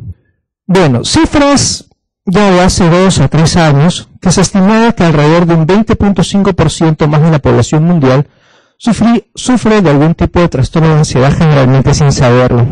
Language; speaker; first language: Spanish; native; Spanish